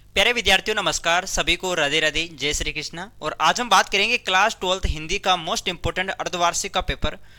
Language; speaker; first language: Hindi; native; Hindi